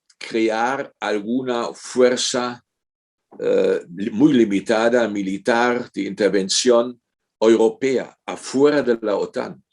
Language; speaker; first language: Spanish; non-native, fluent; German